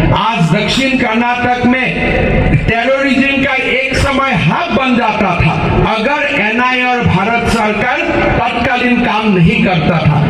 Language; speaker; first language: Hindi; non-native, local second language; Assamese